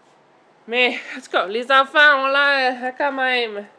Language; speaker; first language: French; native; French